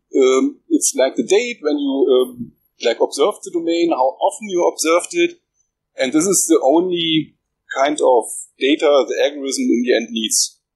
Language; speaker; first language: English; non-native, fluent; German